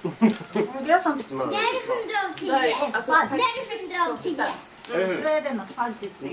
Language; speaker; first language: Swedish; non-native, learner; Japanese